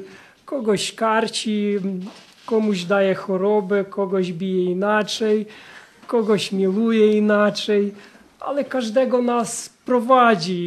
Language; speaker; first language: Polish; non-native, fluent; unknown